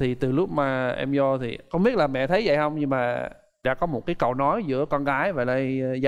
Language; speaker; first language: Vietnamese; non-native, fluent; English